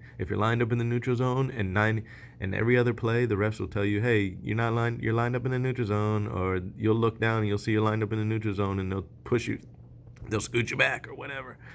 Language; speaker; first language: English; native; English